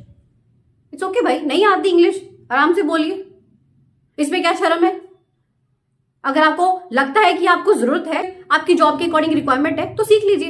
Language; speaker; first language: Hindi; native; Hindi